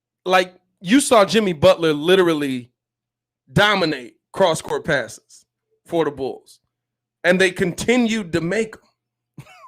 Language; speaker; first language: English; native; English